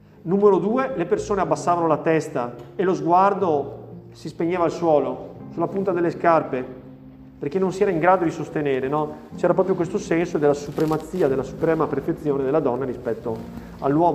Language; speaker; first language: Italian; native; Italian